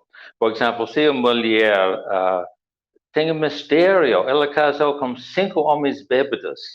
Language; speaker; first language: Portuguese; non-native, learner; English